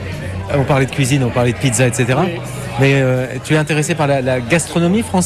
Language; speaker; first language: French; native; French